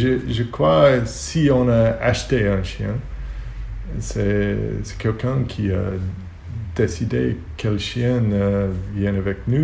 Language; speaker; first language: French; non-native, learner; Hebrew